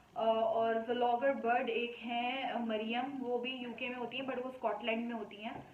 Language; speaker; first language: Urdu; native; Urdu